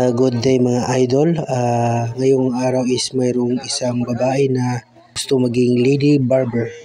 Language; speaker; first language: Filipino; non-native, local second language; Cebuano